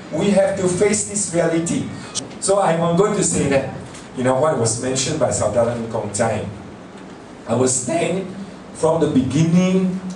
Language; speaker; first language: English; non-native, local second language; Min Nan Chinese